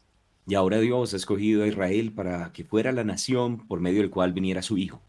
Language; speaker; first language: Spanish; native; Spanish